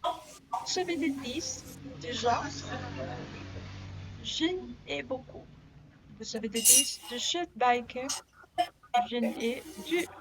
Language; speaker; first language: French; non-native, learner; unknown